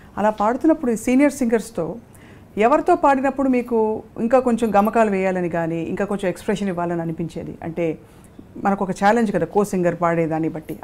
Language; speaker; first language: Telugu; native; Telugu